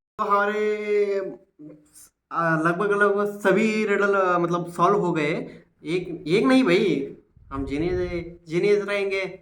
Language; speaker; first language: Hindi; non-native, local second language; Marathi